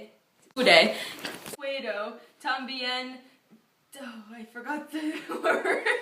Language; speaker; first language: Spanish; non-native, learner; English